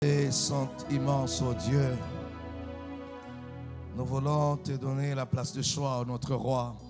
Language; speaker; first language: French; non-native, local second language; Lingala